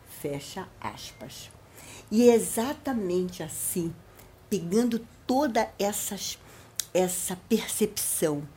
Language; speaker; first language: Portuguese; native; Portuguese